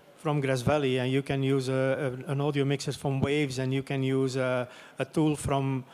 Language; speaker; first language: English; non-native, fluent; Dutch